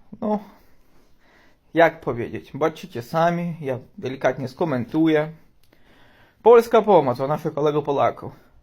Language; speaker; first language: Polish; non-native, learner; Ukrainian